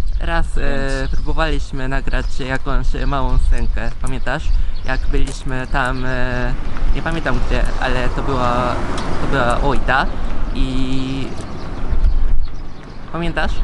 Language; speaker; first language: Polish; non-native, fluent; Japanese